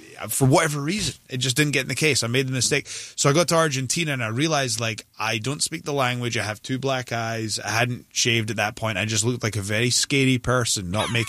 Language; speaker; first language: English; native; English